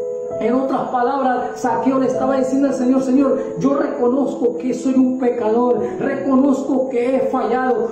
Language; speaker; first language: Spanish; native; Spanish